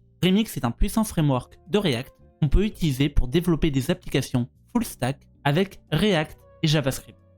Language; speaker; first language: French; native; French